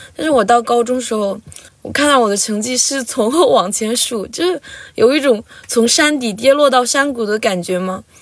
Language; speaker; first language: Chinese; non-native, local second language; Tibetan